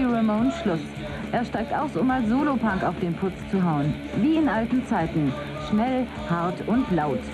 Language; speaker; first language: German; native; German